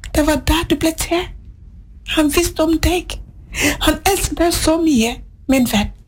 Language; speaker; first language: Norwegian; non-native, fluent; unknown